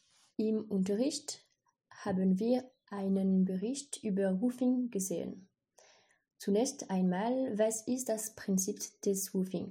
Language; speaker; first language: German; non-native, learner; French